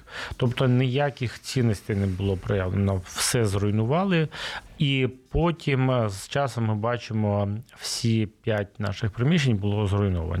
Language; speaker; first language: Ukrainian; non-native, local second language; Russian